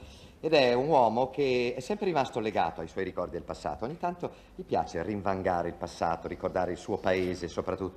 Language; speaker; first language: Italian; native; Italian